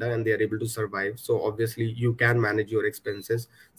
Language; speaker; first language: English; non-native, local second language; Punjabi